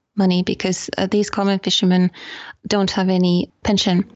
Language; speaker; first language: English; non-native, fluent; Finnish